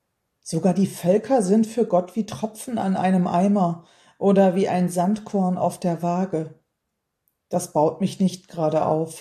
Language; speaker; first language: German; native; German